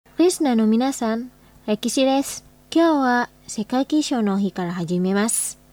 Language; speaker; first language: Japanese; non-native, fluent; Indonesian